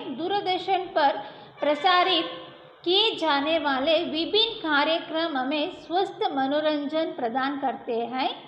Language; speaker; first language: Hindi; non-native, local second language; Kannada